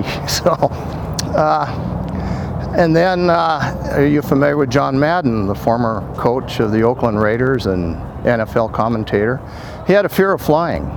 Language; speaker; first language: English; native; English